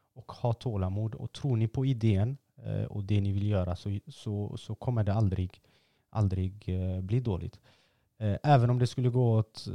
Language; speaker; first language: Swedish; early bilingual, other home language; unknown